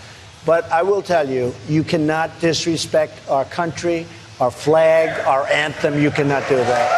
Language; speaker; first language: English; native; English